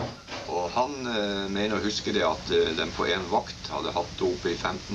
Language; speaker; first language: Norwegian; native; Norwegian